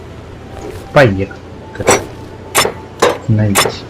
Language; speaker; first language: Russian; native; Russian